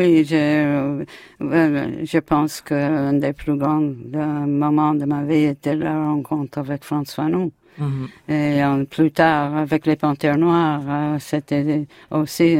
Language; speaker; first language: French; non-native, fluent; English